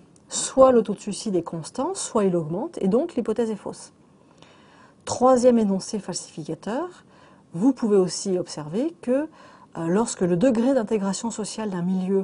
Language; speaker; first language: French; native; French